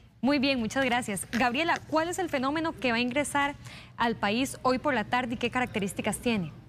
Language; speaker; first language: Spanish; native; Spanish